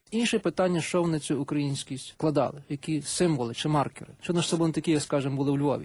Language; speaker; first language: Ukrainian; native; Ukrainian